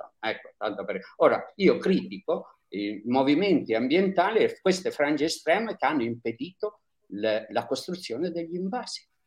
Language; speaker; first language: Italian; native; Italian